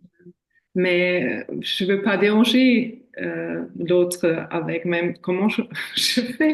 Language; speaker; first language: French; non-native, fluent; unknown